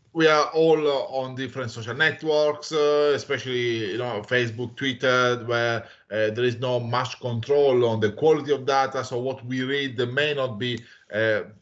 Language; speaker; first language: English; non-native, fluent; Italian